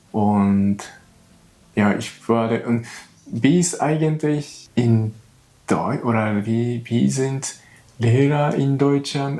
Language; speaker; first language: German; non-native, learner; Japanese